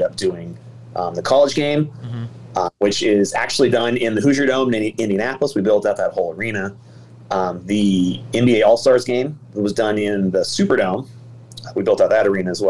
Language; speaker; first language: English; native; English